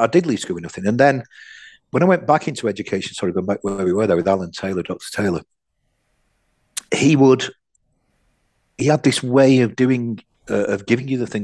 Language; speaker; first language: English; native; English